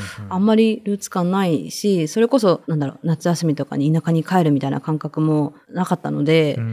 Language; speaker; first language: Japanese; native; Japanese